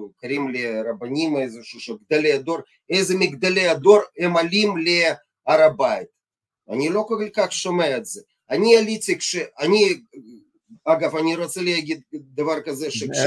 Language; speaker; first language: Hebrew; non-native, fluent; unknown